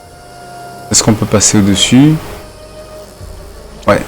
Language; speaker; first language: French; native; French